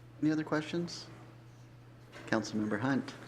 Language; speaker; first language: English; native; English